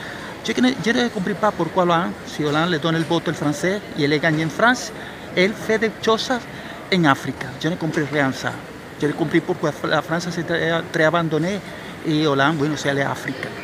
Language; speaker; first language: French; non-native, learner; Spanish